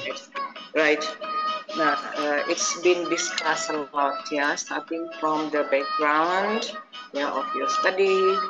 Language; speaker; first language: English; non-native, fluent; Indonesian